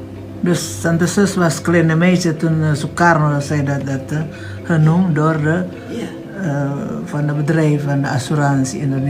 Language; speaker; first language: Dutch; non-native, fluent; Indonesian